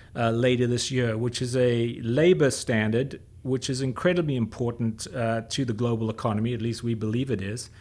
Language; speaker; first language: English; native; English